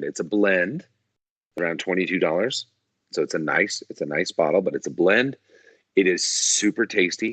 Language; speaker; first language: English; native; English